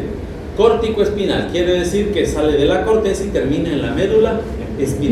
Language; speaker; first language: Spanish; native; Spanish